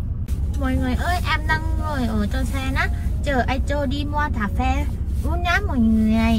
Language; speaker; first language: Vietnamese; non-native, fluent; Thai